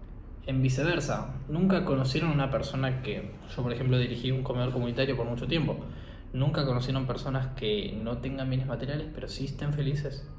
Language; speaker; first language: Spanish; native; Spanish